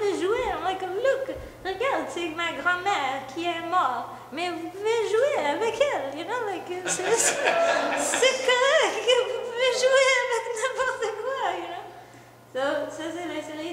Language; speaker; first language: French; non-native, local second language; English